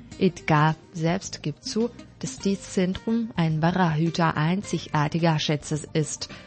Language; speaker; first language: German; non-native, fluent; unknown